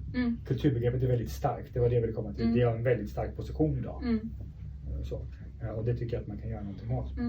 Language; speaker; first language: Swedish; early bilingual, other home language; Persian